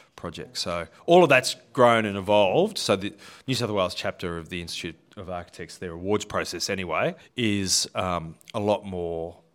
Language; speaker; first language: English; native; English